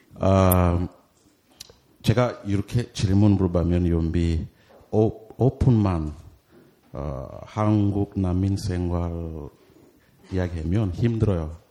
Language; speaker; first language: Korean; non-native, learner; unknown